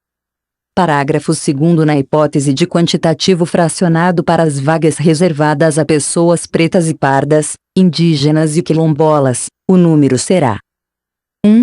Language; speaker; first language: Portuguese; native; Portuguese